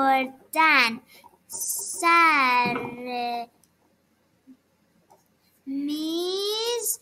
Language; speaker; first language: Persian; early bilingual, heritage; Persian